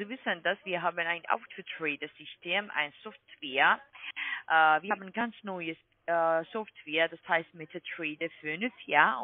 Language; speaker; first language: German; non-native, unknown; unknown